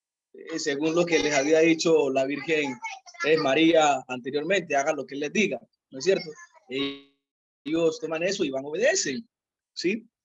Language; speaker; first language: Spanish; native; Spanish